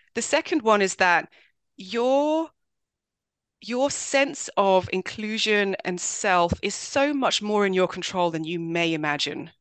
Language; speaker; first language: English; native; English